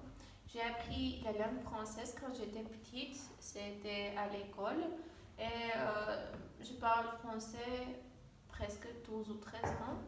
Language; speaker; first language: French; non-native, fluent; Armenian